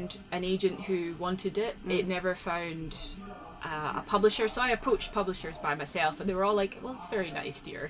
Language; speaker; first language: English; native; English